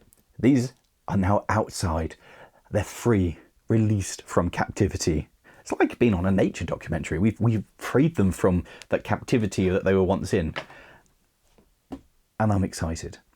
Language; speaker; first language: English; native; English